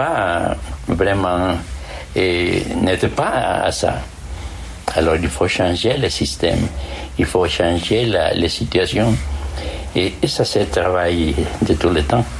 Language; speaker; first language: French; non-native, fluent; Spanish